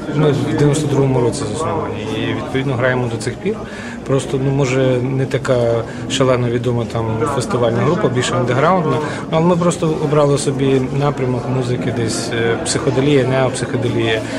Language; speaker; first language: Ukrainian; native; Ukrainian